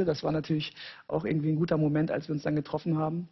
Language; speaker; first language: German; native; German